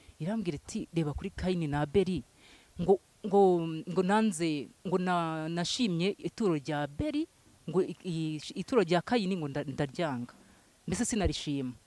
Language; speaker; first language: Kinyarwanda; native; Kinyarwanda